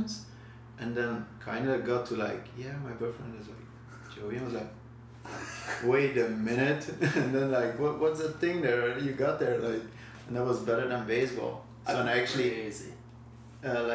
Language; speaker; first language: English; non-native, fluent; Dutch